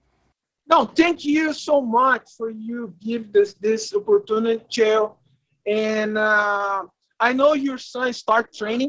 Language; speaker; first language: English; non-native, learner; Portuguese